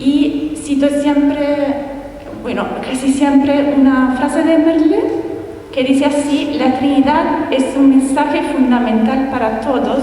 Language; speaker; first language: Spanish; non-native, fluent; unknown